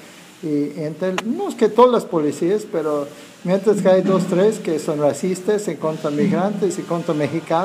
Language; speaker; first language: Spanish; non-native, fluent; English